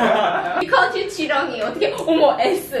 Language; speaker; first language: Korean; early bilingual, heritage; English